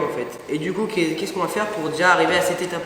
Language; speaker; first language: French; native; French